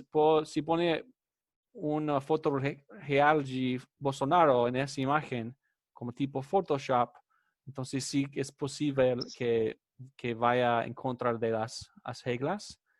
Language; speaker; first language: Spanish; non-native, fluent; English